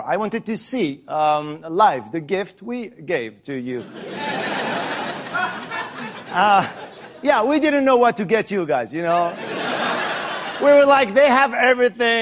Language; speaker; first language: English; non-native, fluent; French